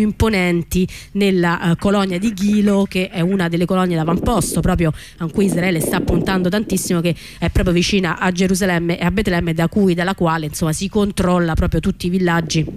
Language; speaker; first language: Italian; native; Italian